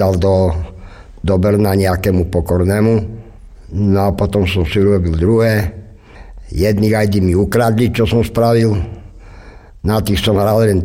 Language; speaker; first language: Slovak; native; Slovak